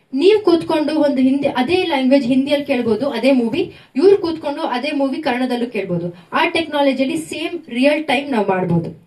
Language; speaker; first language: Kannada; non-native, local second language; Tamil